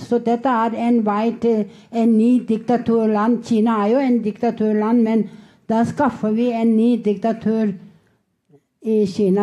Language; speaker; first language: Norwegian; non-native, fluent; Tibetan